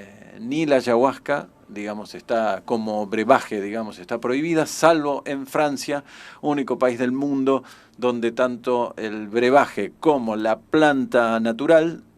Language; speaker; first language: Spanish; native; Spanish